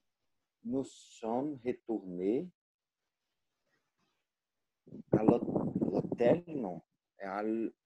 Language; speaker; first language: French; non-native, learner; Portuguese